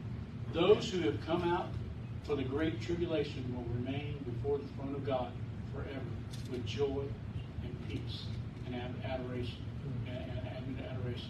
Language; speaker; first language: English; native; English